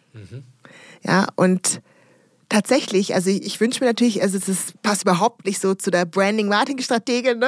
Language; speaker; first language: German; early bilingual, other home language; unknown